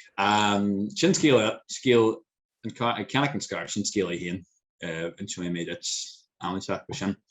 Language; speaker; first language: Irish; non-native, local second language; English